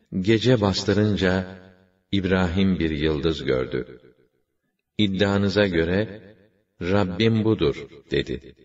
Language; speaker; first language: Turkish; native; Turkish